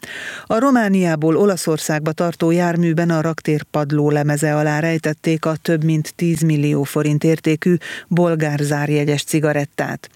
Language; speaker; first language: Hungarian; native; Hungarian